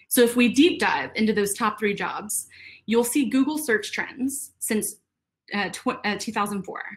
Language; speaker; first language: English; native; English